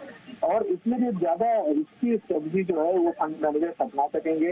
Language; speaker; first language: Hindi; native; Hindi